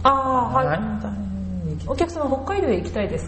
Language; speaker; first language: Japanese; native; Japanese